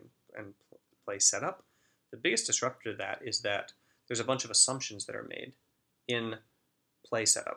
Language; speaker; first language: English; native; English